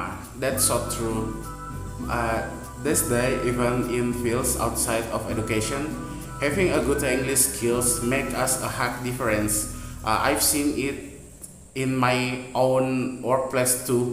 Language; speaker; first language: English; non-native, fluent; Indonesian